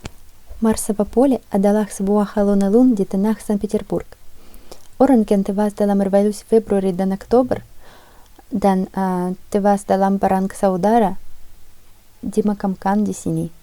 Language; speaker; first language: Indonesian; non-native, fluent; Russian